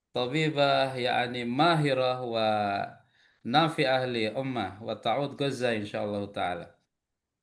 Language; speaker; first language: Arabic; non-native, fluent; Indonesian